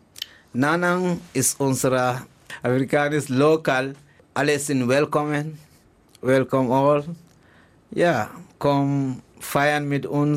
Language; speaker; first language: German; non-native, learner; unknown